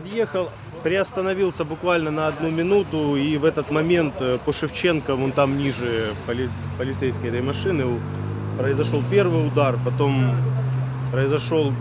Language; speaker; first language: Russian; native; Russian